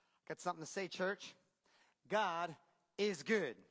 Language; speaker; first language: English; native; English